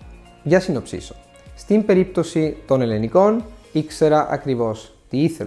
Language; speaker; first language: Greek; non-native, fluent; Italian